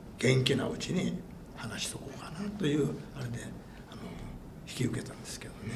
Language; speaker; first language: Japanese; non-native, fluent; English